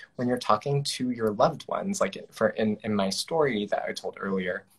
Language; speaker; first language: English; native; English